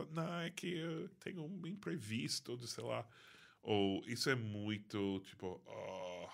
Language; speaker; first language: Portuguese; non-native, fluent; English